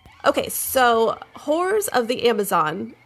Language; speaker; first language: English; native; English